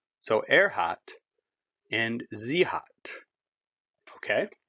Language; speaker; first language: English; native; English